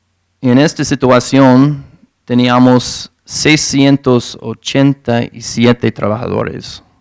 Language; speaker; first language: Spanish; non-native, fluent; English